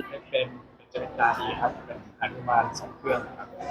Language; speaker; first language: Thai; non-native, fluent; French